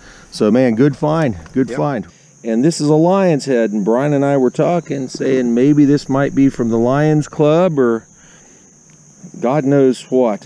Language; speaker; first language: English; native; English